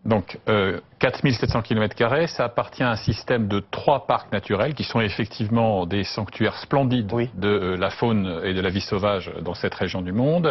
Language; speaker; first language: French; native; French